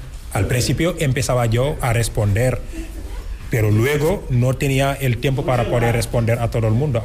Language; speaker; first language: Spanish; non-native, fluent; Wolof